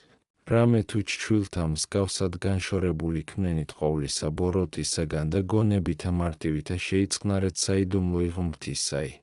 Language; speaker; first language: Georgian; native; Georgian